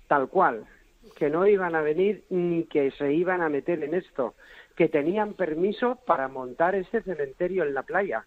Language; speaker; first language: Spanish; native; Spanish